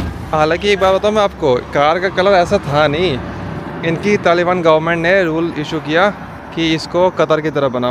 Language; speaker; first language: Hindi; native; Hindi